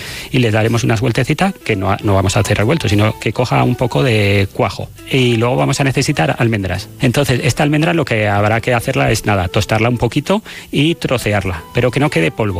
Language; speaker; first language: Spanish; native; Spanish